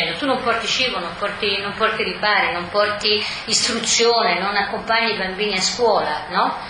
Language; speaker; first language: Italian; native; Italian